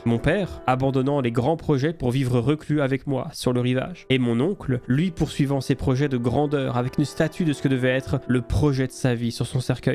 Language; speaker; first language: French; native; French